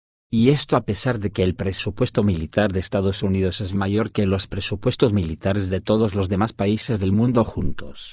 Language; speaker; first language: Spanish; native; Spanish